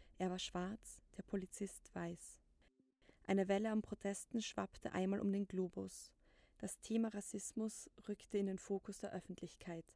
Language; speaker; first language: German; native; German